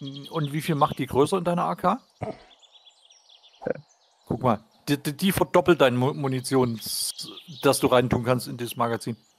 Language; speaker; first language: German; native; German